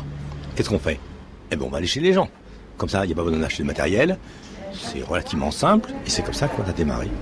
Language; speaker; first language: French; native; French